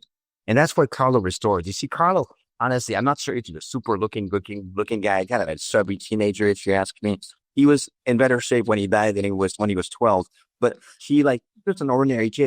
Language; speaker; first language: English; non-native, fluent; French